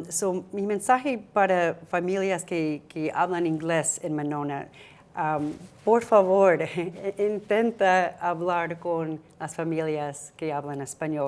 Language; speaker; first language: Spanish; non-native, fluent; English